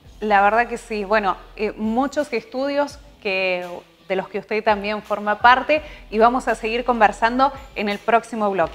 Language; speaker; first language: Spanish; native; Spanish